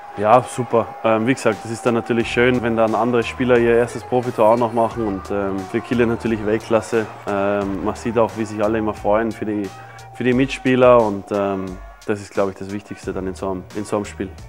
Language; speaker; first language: German; native; German